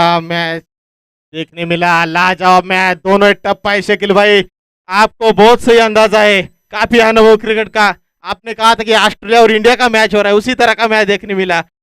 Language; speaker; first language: Hindi; non-native, local second language; Marathi